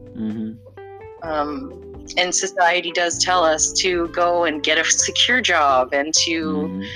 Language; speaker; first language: English; native; English